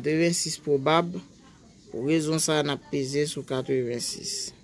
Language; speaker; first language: French; non-native, local second language; Haitian Creole